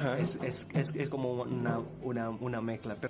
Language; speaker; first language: Spanish; non-native, learner; Indonesian